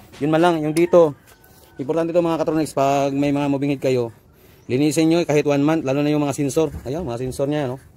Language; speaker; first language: Filipino; non-native, local second language; Cebuano